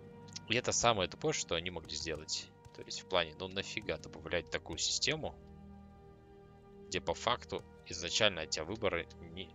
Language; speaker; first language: Russian; native; Russian